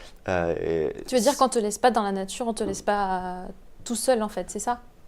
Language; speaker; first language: French; native; French